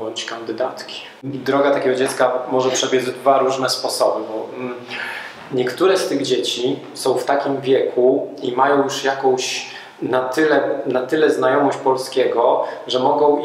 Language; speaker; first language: Polish; native; Polish